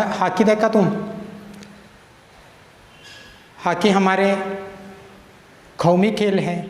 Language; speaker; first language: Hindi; non-native, local second language; Malayalam